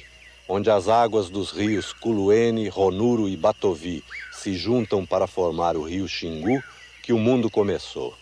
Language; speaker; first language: Portuguese; native; Portuguese